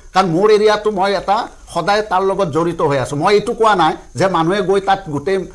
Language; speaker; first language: Assamese; native; Assamese